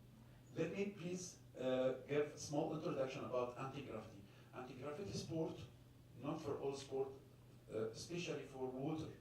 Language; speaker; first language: English; non-native, fluent; Arabic